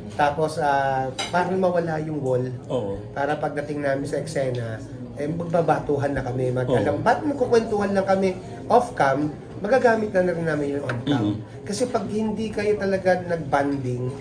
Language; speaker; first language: Filipino; native; Filipino